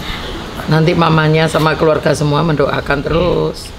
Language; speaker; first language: Indonesian; native; Indonesian